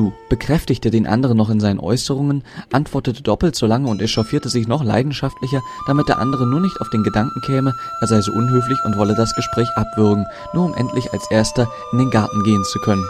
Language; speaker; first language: German; native; German